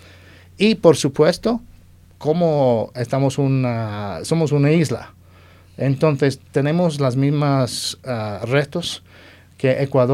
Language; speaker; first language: Spanish; non-native, fluent; English